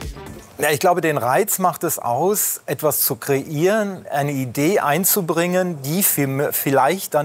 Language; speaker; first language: German; native; German